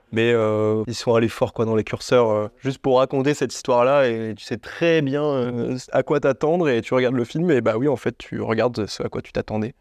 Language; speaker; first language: French; native; French